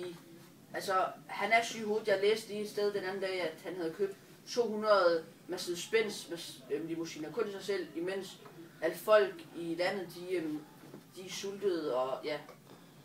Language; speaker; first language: Danish; native; Danish